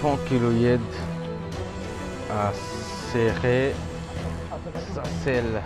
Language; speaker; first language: French; non-native, fluent; Hindi